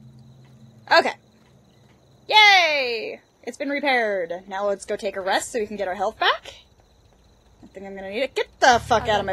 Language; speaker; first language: English; native; English